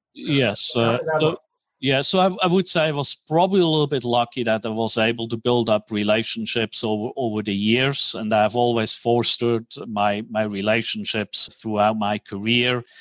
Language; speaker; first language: English; non-native, fluent; German